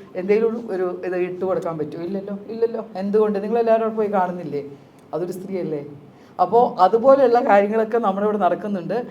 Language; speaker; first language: Malayalam; native; Malayalam